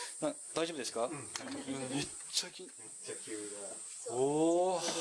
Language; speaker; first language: Japanese; non-native, fluent; French